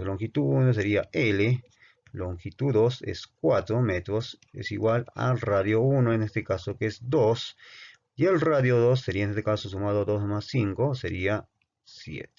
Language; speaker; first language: Spanish; native; Spanish